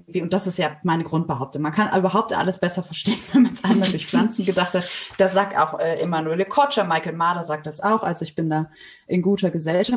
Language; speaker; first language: German; native; German